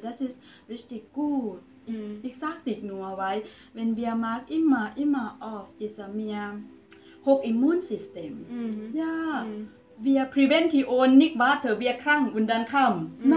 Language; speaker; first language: German; non-native, learner; Thai